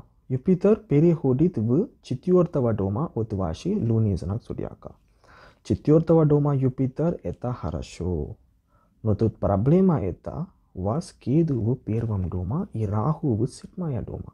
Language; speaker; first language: Russian; non-native, learner; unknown